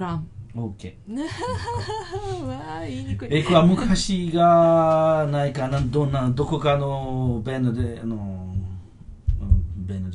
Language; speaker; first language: Japanese; non-native, fluent; French